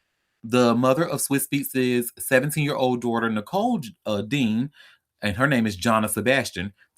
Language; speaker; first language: English; native; English